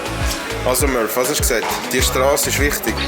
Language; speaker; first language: German; native; German